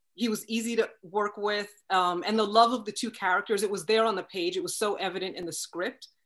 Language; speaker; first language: English; native; English